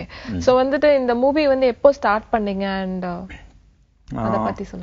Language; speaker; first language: Tamil; native; Tamil